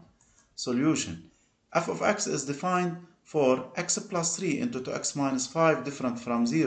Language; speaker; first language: English; non-native, local second language; Arabic